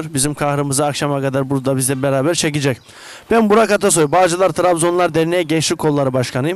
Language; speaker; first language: Turkish; native; Turkish